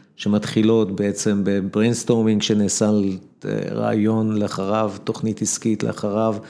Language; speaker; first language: Hebrew; native; Hebrew